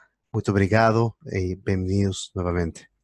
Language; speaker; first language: Portuguese; non-native, learner; Spanish